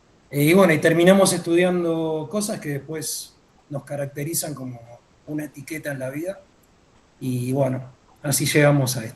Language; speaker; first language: Spanish; native; Spanish